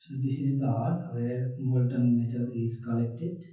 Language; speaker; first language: English; non-native, local second language; Nepali